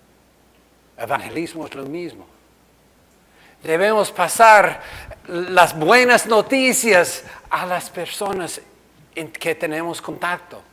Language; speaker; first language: Spanish; non-native, fluent; English